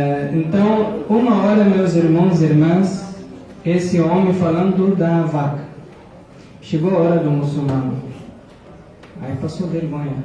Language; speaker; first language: Portuguese; non-native, fluent; Arabic